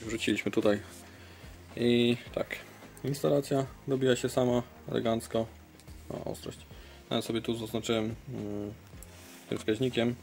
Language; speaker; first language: Polish; native; Polish